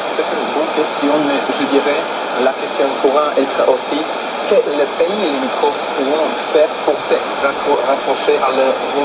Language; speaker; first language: French; non-native, fluent; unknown